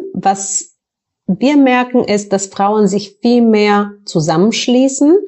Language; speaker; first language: German; non-native, fluent; Bulgarian